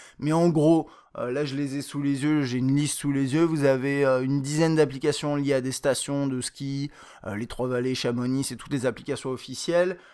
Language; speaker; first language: French; native; French